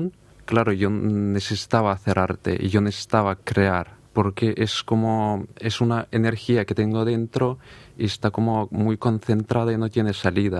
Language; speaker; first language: Spanish; non-native, fluent; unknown